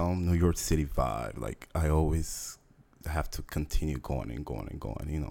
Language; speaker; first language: English; native; English